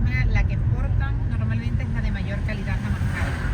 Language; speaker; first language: Spanish; native; Spanish